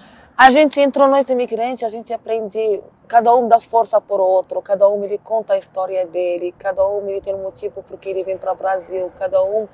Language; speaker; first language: Portuguese; non-native, learner; Arabic